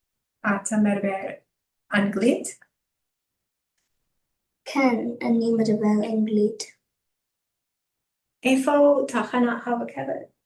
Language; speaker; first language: Hebrew; non-native, learner; English